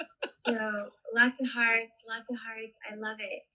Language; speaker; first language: English; native; English